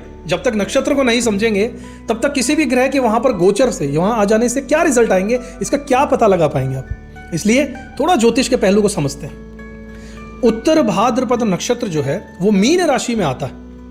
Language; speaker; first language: Hindi; native; Hindi